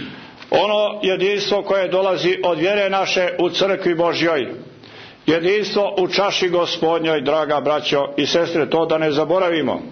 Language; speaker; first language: Croatian; native; Croatian